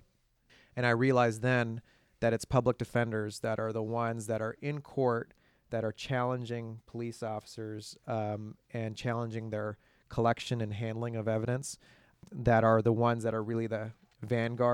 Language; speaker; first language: English; native; English